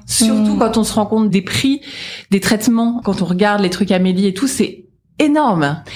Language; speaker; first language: French; native; French